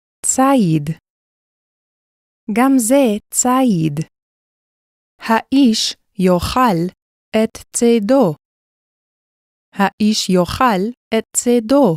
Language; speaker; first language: Hebrew; non-native, fluent; Korean